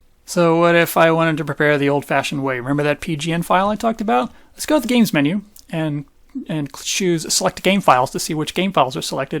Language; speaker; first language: English; native; English